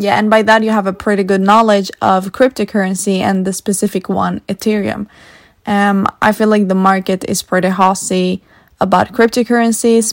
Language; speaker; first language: English; non-native, fluent; Swedish